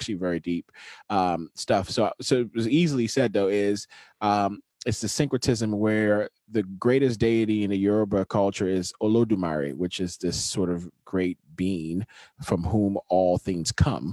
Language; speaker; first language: English; non-native, local second language; Yoruba